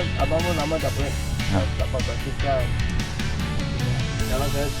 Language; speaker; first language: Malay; non-native, local second language; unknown